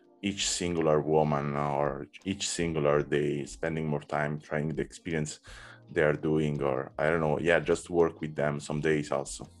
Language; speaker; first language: English; non-native, learner; Italian